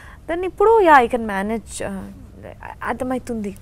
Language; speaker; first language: Telugu; non-native, learner; Bangla